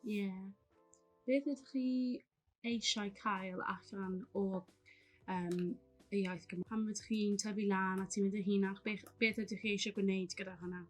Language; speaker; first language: Welsh; non-native, local second language; English